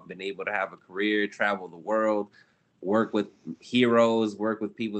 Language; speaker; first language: English; native; English